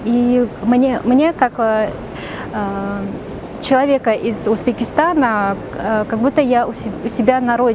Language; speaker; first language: Russian; non-native, fluent; Uzbek